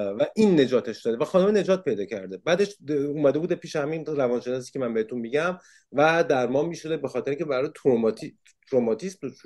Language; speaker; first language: Persian; early bilingual, heritage; Persian